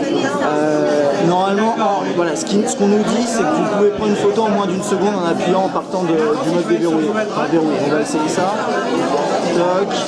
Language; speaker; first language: French; native; French